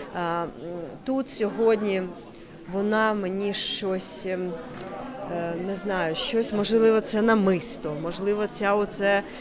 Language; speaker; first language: Ukrainian; non-native, local second language; Crimean Tatar